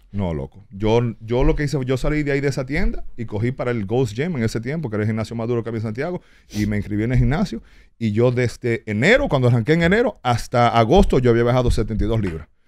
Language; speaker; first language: Spanish; early bilingual, heritage; Spanish